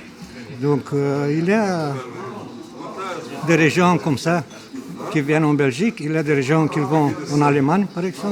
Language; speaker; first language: French; non-native, fluent; Romanian